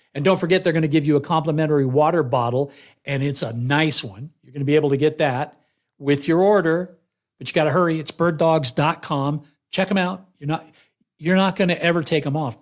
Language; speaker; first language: English; native; English